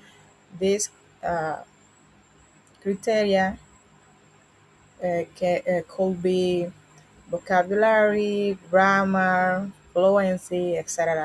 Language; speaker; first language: English; non-native, learner; Spanish